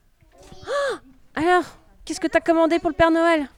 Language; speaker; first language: French; native; French